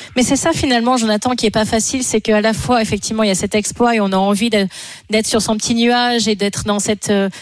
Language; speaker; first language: French; native; French